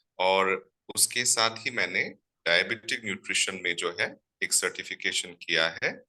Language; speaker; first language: Hindi; non-native, local second language; Assamese